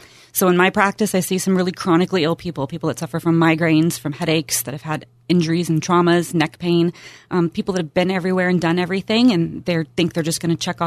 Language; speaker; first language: English; native; English